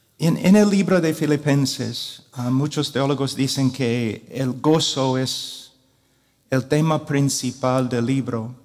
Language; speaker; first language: Spanish; non-native, fluent; English